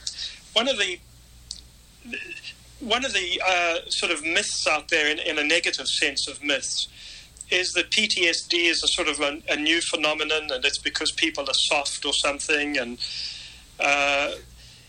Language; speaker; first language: English; native; English